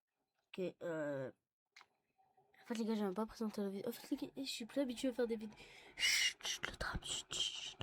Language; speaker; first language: French; native; French